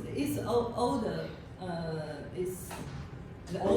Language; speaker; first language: English; non-native, learner; Chinese